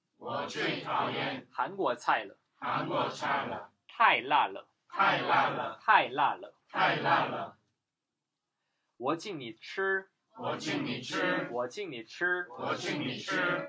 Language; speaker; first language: Chinese; non-native, fluent; Korean